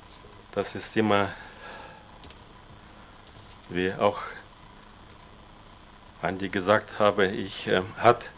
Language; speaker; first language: German; non-native, fluent; Russian